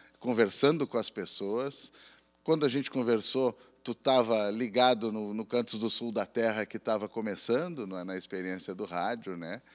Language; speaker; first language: Portuguese; native; Portuguese